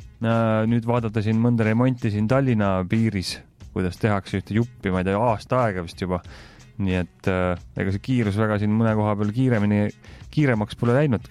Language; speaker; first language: Estonian; native; Estonian